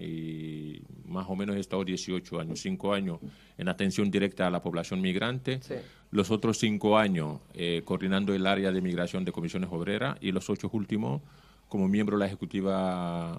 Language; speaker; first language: Spanish; non-native, fluent; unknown